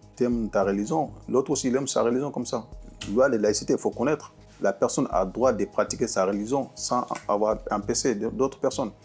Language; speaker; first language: French; non-native, fluent; Soninke